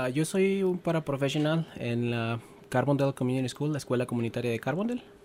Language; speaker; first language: Spanish; native; Spanish